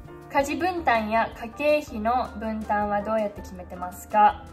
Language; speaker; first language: Japanese; early bilingual, heritage; Japanese